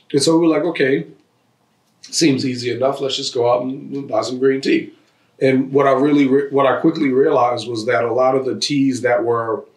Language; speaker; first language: English; native; English